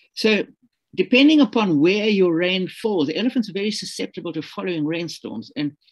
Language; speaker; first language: English; native; English